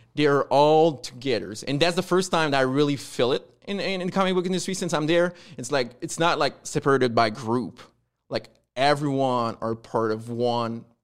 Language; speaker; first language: English; non-native, fluent; French